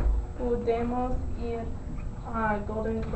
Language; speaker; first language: Spanish; non-native, learner; English